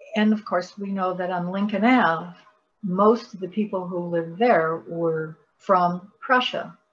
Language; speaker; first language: English; native; English